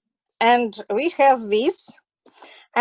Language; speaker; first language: English; non-native, learner; Russian